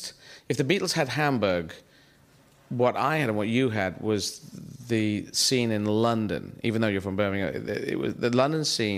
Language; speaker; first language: English; native; English